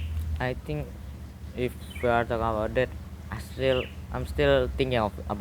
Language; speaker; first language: English; non-native, learner; Indonesian